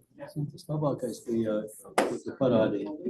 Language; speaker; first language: Latvian; early bilingual, heritage; Latvian